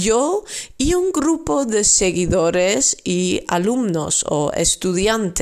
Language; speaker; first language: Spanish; non-native, fluent; Dutch